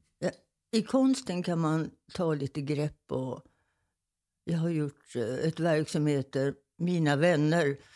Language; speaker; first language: Swedish; native; Swedish